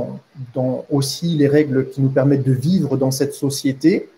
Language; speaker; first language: French; native; French